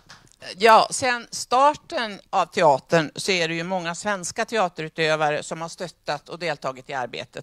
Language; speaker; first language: Swedish; native; Swedish